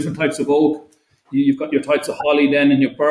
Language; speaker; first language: English; native; English